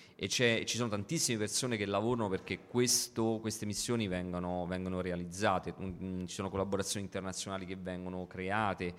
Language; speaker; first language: Italian; native; Italian